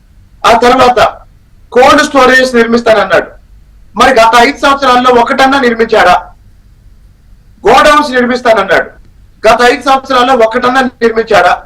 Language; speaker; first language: Telugu; native; Telugu